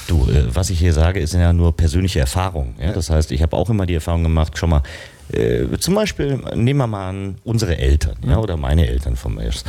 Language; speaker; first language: German; native; German